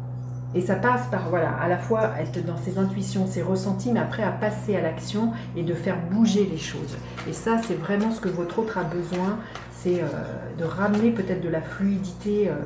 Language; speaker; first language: French; native; French